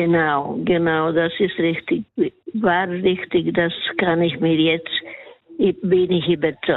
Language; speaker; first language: German; non-native, fluent; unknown